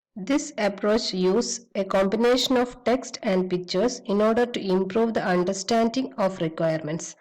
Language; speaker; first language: English; non-native, local second language; Malayalam